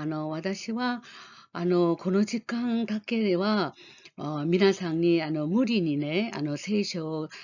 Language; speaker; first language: Japanese; non-native, fluent; Korean